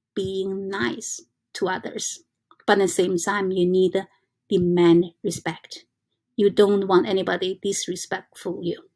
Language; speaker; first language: English; non-native, learner; Chinese